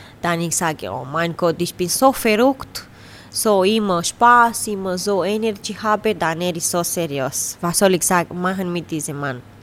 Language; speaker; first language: German; non-native, learner; Romanian